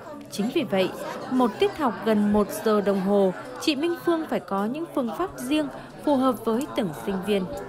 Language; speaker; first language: Vietnamese; native; Vietnamese